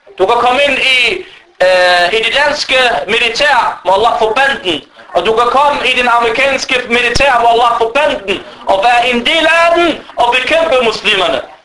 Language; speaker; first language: Danish; non-native, fluent; Arabic